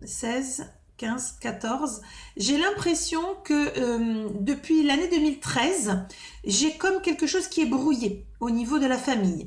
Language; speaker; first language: French; native; French